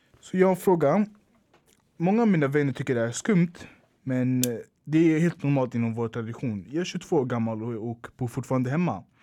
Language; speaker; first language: Swedish; early bilingual, other home language; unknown